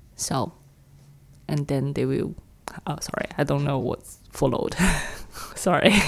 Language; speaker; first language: English; non-native, fluent; Chinese